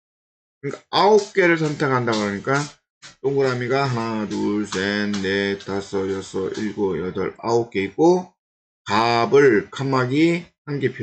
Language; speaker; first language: Korean; native; Korean